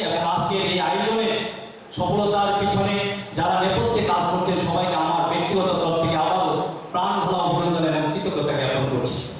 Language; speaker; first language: Bangla; non-native, local second language; Marma